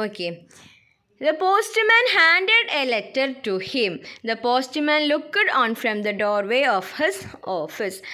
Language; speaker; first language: English; non-native, local second language; Malayalam